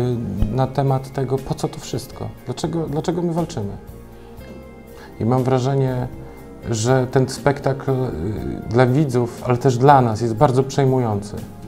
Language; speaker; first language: Ukrainian; non-native, learner; Polish